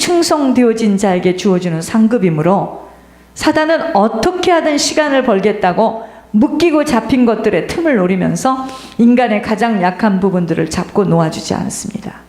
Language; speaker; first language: Korean; native; Korean